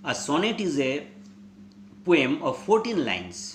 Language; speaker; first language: English; non-native, local second language; Bangla